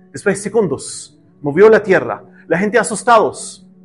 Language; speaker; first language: Spanish; non-native, learner; Arabic